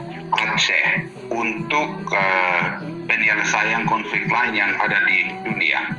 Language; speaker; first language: Indonesian; non-native, fluent; Finnish